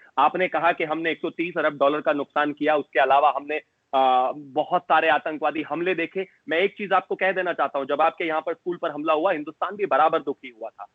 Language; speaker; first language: Hindi; native; Hindi